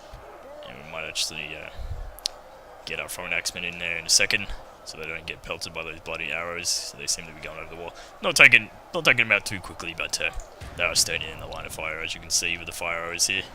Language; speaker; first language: English; native; English